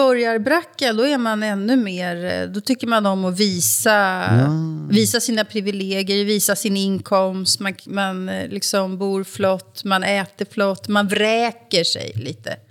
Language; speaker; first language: Swedish; native; Swedish